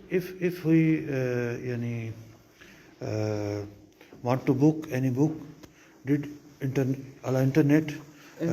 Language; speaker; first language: English; non-native, learner; Urdu